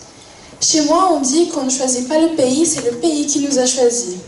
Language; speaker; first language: French; non-native, fluent; Portuguese